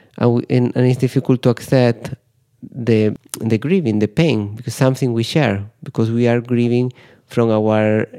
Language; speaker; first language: English; non-native, fluent; Spanish